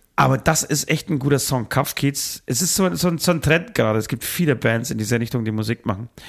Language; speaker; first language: German; native; German